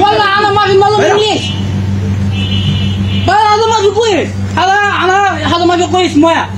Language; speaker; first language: Arabic; non-native, learner; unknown